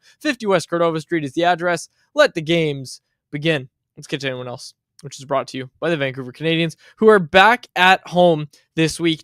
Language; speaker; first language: English; native; English